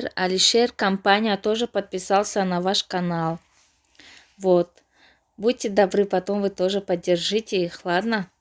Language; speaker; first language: Russian; non-native, local second language; Tajik